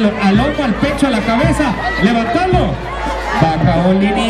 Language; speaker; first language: Spanish; native; Spanish